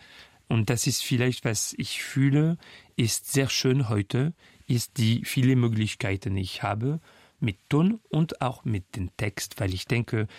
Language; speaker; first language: German; non-native, fluent; French